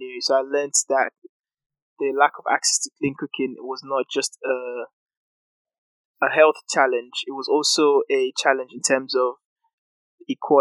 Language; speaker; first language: English; non-native, local second language; Yoruba